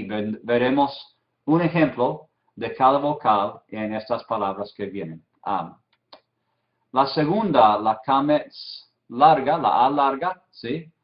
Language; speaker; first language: Spanish; non-native, fluent; English